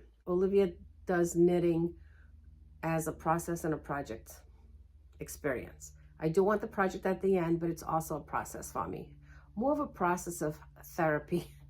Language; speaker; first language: English; early bilingual, other home language; Portuguese